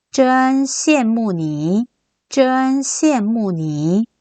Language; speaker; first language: Chinese; non-native, fluent; Korean